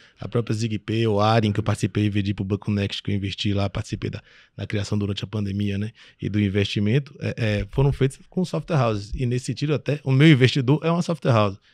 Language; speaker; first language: Portuguese; early bilingual, other home language; French